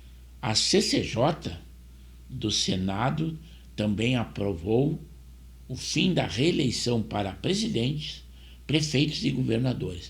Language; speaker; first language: Portuguese; native; Portuguese